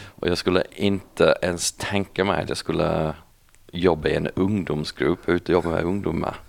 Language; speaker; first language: Swedish; non-native, fluent; English